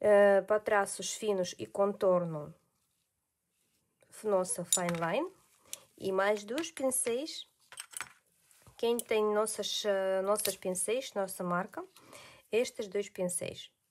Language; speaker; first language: Portuguese; non-native, learner; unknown